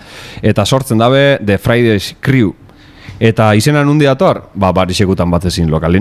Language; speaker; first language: Basque; native; Basque